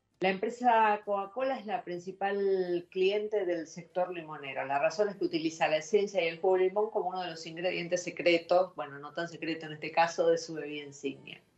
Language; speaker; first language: Spanish; native; Spanish